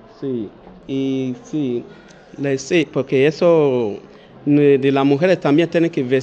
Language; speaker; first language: Spanish; non-native, learner; Bini